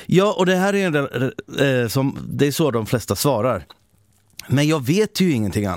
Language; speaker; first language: Swedish; native; Swedish